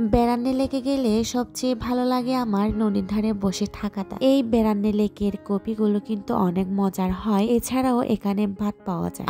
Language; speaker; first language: Bangla; non-native, local second language; Chakma